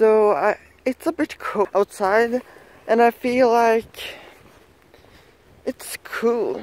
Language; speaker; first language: English; non-native, learner; Swedish